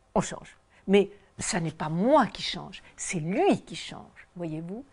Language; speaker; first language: French; native; French